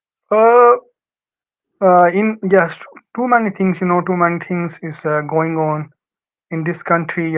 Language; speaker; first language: English; non-native, learner; Urdu